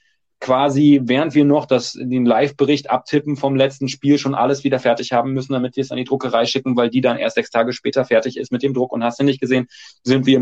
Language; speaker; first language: German; native; German